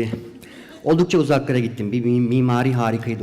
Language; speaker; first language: Turkish; native; Turkish